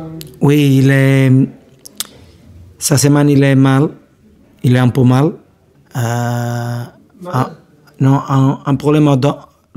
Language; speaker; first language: French; non-native, learner; Portuguese